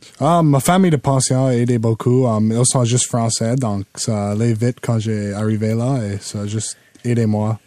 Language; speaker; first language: French; non-native, local second language; English